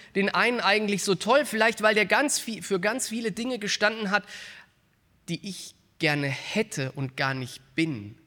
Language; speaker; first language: German; native; German